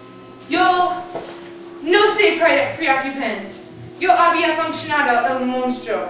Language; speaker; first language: Spanish; non-native, learner; English